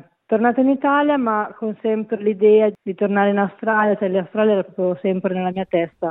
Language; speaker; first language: Italian; native; Italian